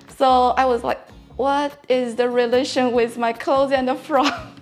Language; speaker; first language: English; non-native, fluent; Chinese